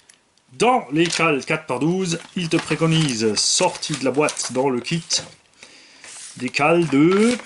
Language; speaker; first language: French; native; French